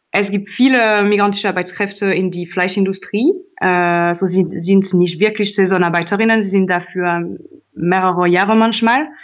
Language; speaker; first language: German; non-native, learner; French